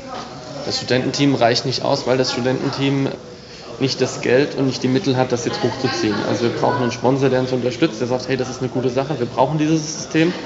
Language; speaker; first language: German; native; German